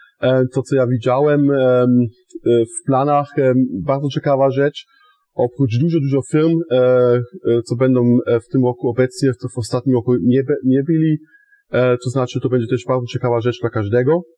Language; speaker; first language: Polish; non-native, fluent; German